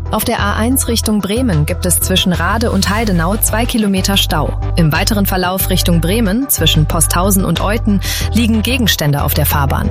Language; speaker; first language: German; native; German